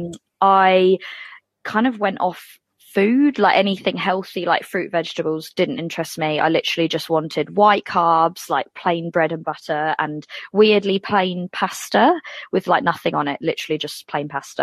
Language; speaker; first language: English; native; English